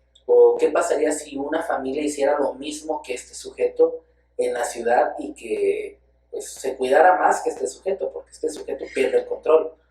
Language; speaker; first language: Spanish; native; Spanish